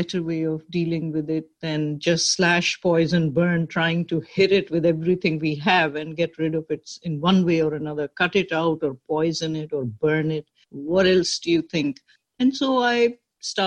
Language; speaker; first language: English; non-native, local second language; Urdu